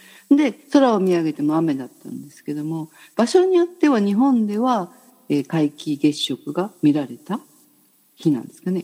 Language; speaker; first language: Japanese; native; Japanese